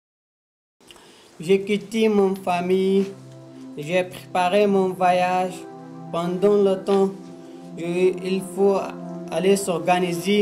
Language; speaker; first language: French; non-native, learner; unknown